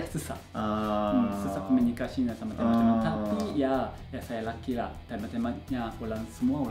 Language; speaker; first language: Indonesian; non-native, learner; Japanese